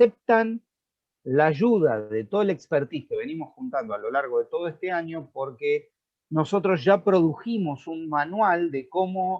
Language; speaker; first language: Spanish; native; Spanish